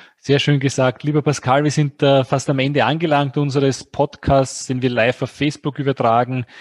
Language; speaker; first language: German; native; German